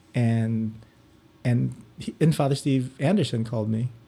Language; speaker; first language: English; non-native, local second language; Filipino